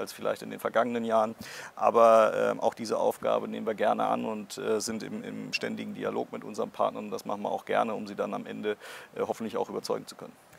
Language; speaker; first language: German; native; German